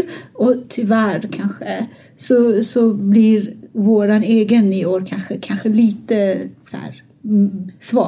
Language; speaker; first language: Swedish; non-native, fluent; Persian